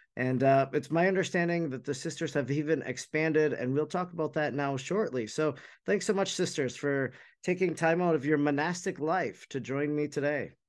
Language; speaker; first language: English; native; English